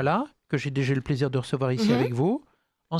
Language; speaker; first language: French; native; French